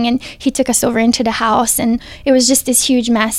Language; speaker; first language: English; early bilingual, other home language; Bosnian